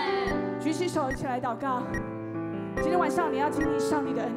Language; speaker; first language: Chinese; native; Chinese